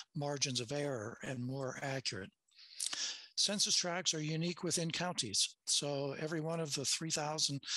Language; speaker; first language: English; native; English